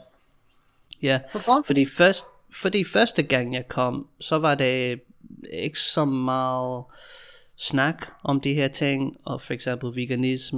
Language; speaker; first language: Danish; non-native, fluent; English